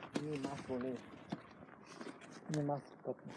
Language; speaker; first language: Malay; non-native, local second language; Javanese